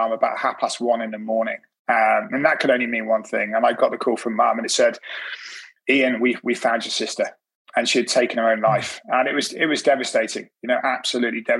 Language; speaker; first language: English; native; English